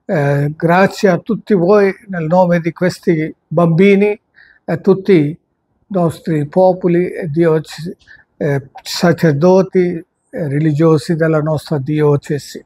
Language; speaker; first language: Italian; non-native, fluent; Telugu